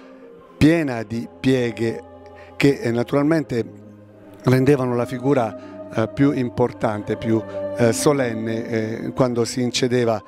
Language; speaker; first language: Italian; native; Italian